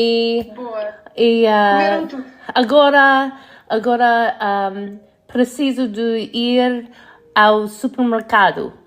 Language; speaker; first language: Portuguese; non-native, learner; English